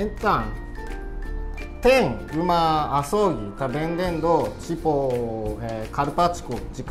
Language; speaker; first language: Portuguese; non-native, learner; Japanese